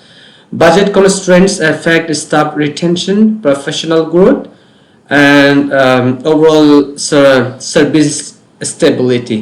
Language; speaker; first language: English; non-native, local second language; Bangla